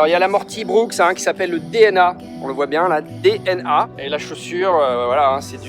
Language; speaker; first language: French; native; French